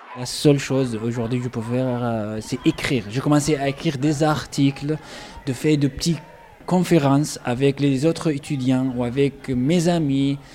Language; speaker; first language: French; non-native, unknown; Arabic